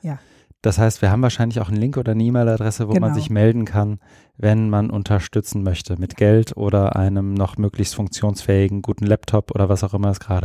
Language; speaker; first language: German; native; German